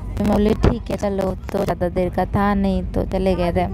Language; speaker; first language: Hindi; native; Hindi